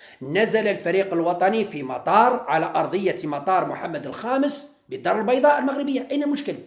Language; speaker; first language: Arabic; native; Arabic